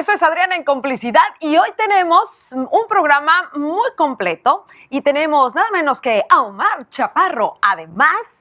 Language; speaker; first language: Spanish; native; Spanish